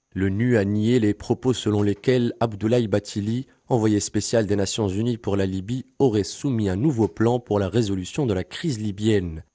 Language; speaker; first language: French; non-native, local second language; Arabic